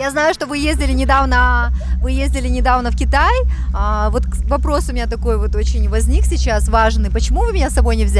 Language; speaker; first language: Russian; native; Russian